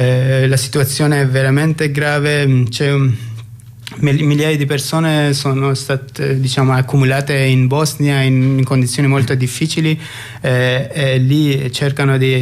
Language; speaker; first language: Italian; non-native, fluent; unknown